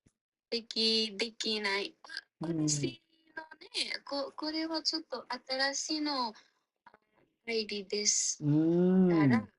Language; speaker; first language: Japanese; non-native, fluent; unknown